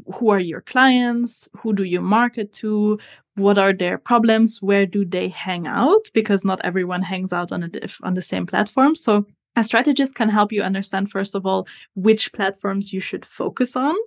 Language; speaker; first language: English; non-native, fluent; Italian